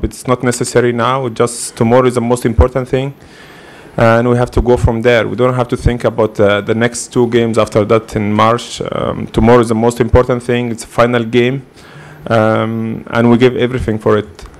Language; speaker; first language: English; non-native, fluent; Arabic